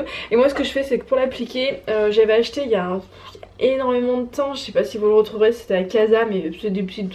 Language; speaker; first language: French; native; French